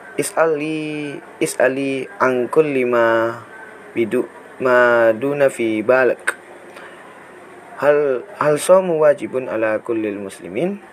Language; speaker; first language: Arabic; non-native, learner; Indonesian